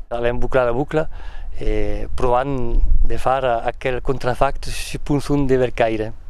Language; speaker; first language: Occitan; non-native, local second language; French